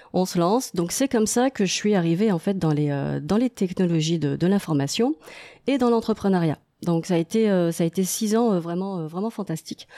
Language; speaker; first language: French; native; French